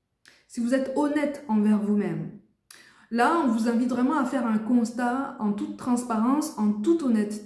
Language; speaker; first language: French; native; French